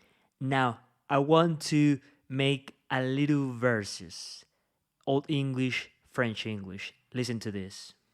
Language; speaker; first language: English; non-native, fluent; Spanish